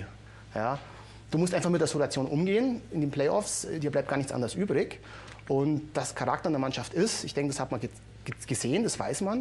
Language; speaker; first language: German; native; German